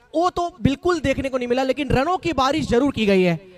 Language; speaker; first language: Hindi; non-native, local second language; Marathi